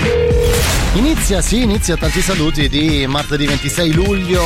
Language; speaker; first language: Italian; native; Italian